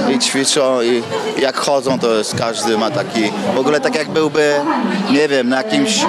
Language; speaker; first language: Polish; native; Polish